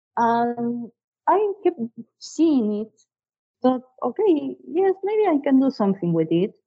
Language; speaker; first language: English; non-native, fluent; Spanish